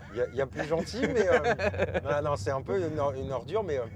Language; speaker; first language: French; native; French